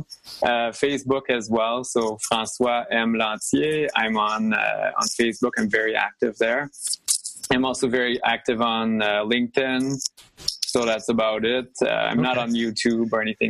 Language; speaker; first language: English; non-native, fluent; French